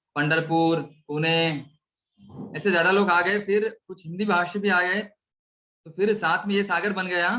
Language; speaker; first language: Hindi; non-native, local second language; Marathi